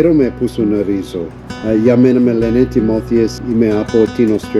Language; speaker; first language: Greek; non-native, learner; English